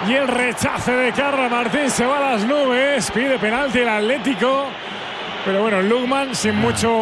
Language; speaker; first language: Spanish; native; Spanish